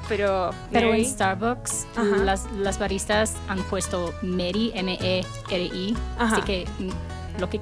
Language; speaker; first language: Spanish; non-native, fluent; English